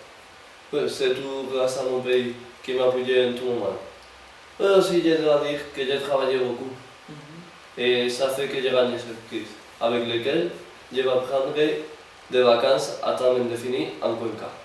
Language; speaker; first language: French; non-native, learner; Spanish